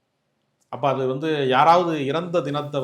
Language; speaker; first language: Tamil; native; Tamil